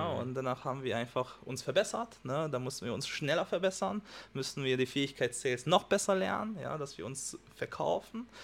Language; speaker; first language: German; non-native, fluent; Hungarian